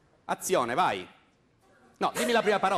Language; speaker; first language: Italian; native; Italian